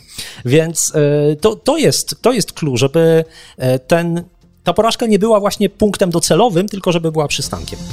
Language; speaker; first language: Polish; native; Polish